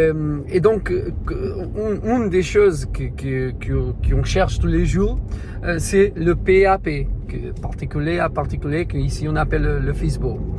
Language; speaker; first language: French; non-native, learner; Portuguese